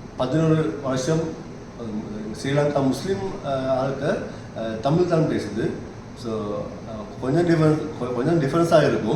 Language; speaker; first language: Tamil; non-native, local second language; Sinhala